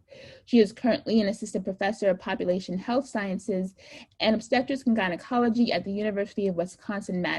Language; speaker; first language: English; native; English